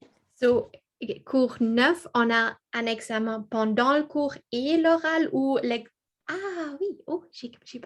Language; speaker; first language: French; non-native, learner; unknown